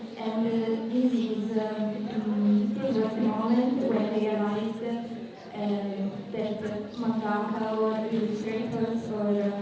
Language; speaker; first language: English; non-native, learner; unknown